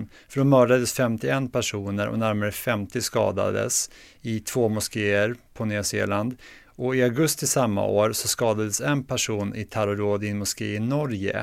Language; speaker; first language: Swedish; native; Swedish